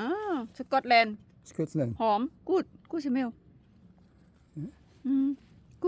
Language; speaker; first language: English; non-native, learner; Thai